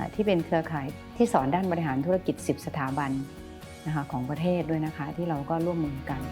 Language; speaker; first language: Thai; native; Thai